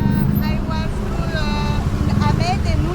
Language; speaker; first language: English; non-native, learner; French